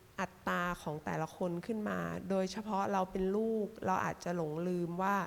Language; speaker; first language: Thai; native; Thai